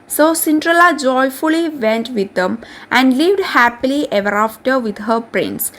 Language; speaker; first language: English; non-native, local second language; Malayalam